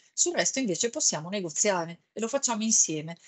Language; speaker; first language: Italian; native; Italian